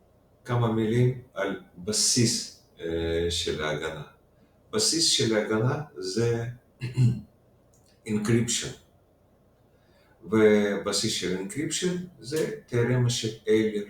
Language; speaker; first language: Hebrew; non-native, fluent; Russian